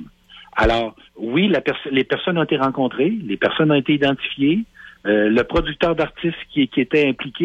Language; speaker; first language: French; native; French